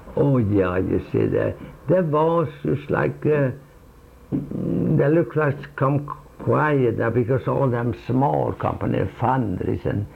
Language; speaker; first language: English; non-native, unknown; Swedish